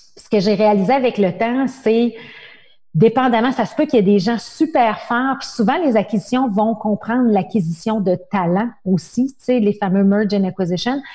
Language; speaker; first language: French; native; French